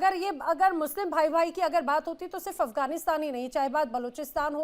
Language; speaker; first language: Hindi; native; Hindi